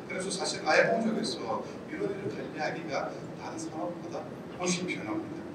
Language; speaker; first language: Korean; non-native, fluent; Turkish